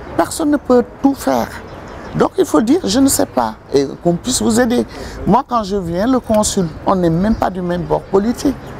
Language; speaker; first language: French; non-native, local second language; Wolof